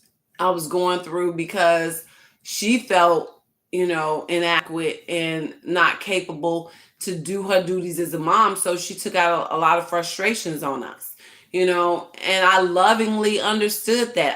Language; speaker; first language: English; native; English